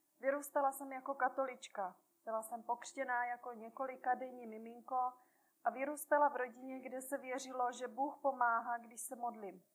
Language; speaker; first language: Czech; native; Czech